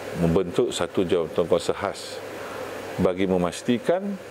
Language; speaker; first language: Malay; native; Malay